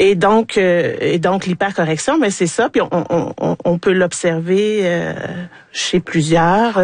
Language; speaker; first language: French; native; French